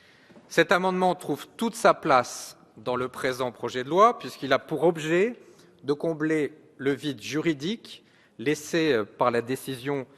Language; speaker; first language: French; native; French